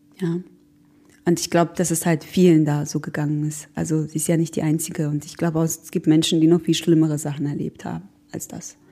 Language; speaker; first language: German; early bilingual, other home language; Croatian